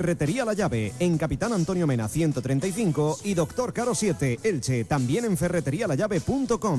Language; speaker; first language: Spanish; native; Spanish